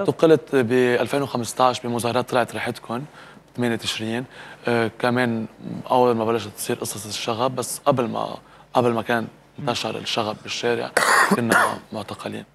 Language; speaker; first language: Arabic; native; Arabic